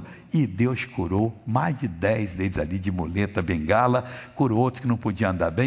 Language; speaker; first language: Portuguese; native; Portuguese